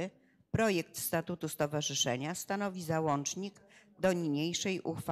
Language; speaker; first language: Polish; native; Polish